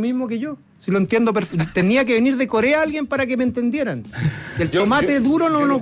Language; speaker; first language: Spanish; native; Spanish